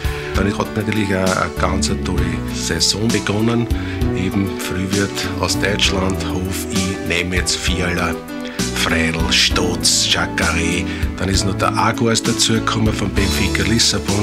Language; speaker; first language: German; native; German